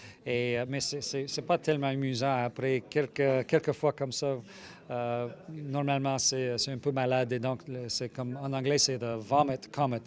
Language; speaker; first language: French; non-native, local second language; English